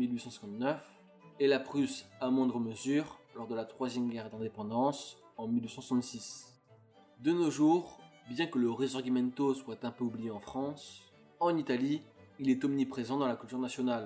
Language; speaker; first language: French; native; French